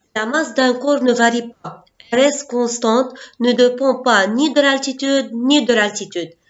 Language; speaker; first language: French; non-native, local second language; Arabic